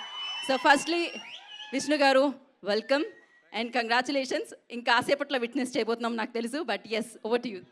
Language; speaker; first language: Telugu; native; Telugu